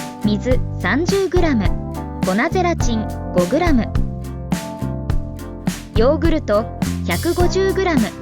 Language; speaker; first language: Japanese; native; Japanese